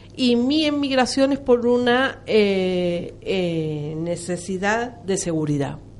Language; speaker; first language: Spanish; native; Spanish